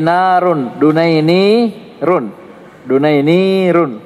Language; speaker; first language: Arabic; non-native, fluent; Indonesian